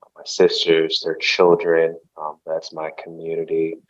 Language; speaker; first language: English; early bilingual, other home language; Haitian Creole